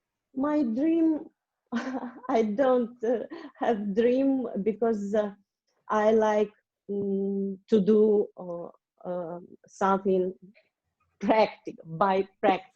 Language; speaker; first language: English; non-native, learner; Russian